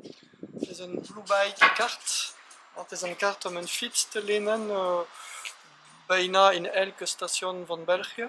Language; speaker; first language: Dutch; non-native, fluent; French